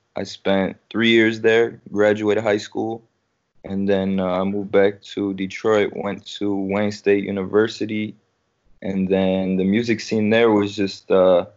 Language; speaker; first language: English; native; English